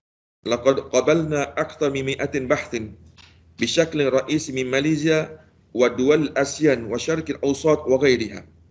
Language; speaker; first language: Arabic; non-native, fluent; Malay